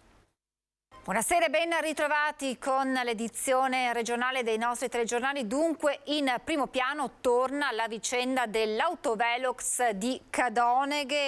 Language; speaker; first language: Italian; native; Italian